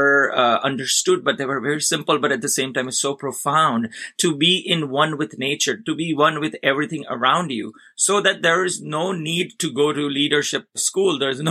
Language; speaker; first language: English; non-native, local second language; Gujarati